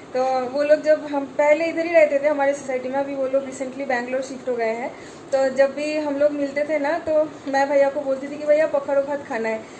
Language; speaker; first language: Hindi; native; Hindi